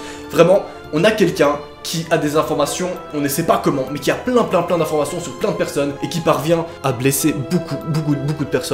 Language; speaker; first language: French; native; French